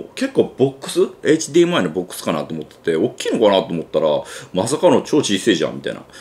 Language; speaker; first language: Japanese; native; Japanese